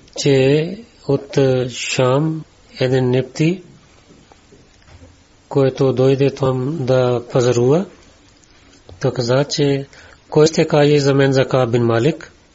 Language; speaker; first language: Bulgarian; non-native, learner; Urdu